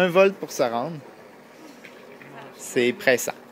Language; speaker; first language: French; native; French